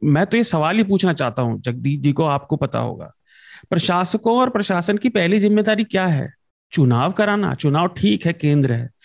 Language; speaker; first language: Hindi; native; Hindi